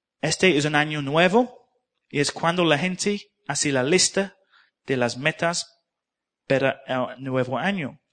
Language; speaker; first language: Spanish; non-native, learner; English